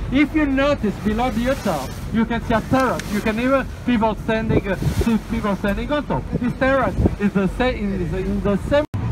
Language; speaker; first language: English; non-native, fluent; Italian